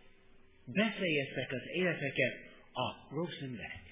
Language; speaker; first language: Hungarian; non-native, learner; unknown